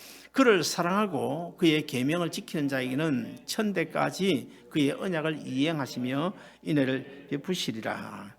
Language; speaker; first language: Korean; native; Korean